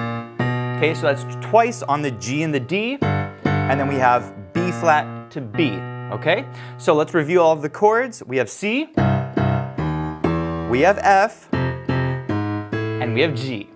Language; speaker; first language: English; native; English